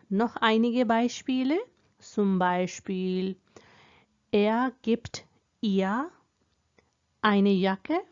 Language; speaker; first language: German; non-native, fluent; Hindi